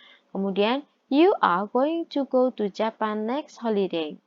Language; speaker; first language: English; non-native, fluent; Indonesian